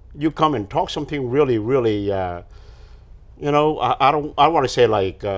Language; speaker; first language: English; non-native, fluent; Vietnamese